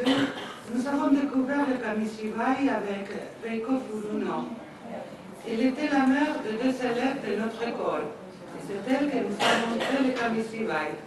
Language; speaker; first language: French; non-native, fluent; Spanish